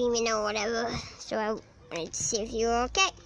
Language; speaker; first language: English; native; English